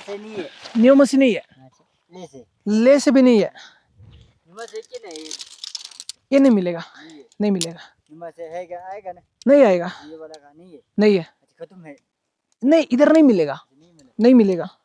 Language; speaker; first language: Hindi; non-native, local second language; Kannada